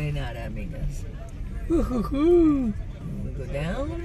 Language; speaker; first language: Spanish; non-native, learner; English